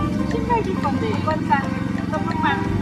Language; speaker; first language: Korean; native; Korean